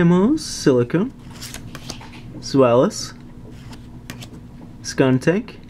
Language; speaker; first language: Spanish; non-native, learner; English